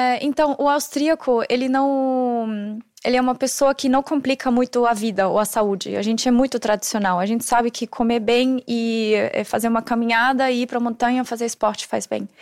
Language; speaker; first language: Portuguese; non-native, fluent; German